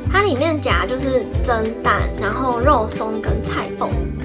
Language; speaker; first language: Chinese; native; Chinese